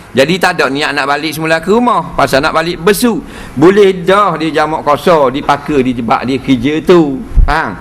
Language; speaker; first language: Malay; native; Malay